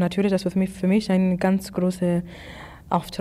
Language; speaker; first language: German; non-native, fluent; English